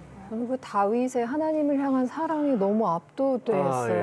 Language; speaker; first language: Korean; native; Korean